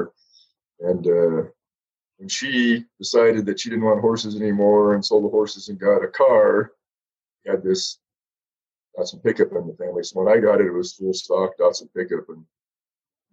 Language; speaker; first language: English; native; English